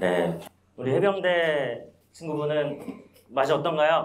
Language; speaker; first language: Korean; native; Korean